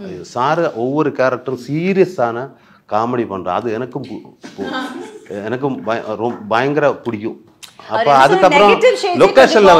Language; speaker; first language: Tamil; non-native, learner; Malayalam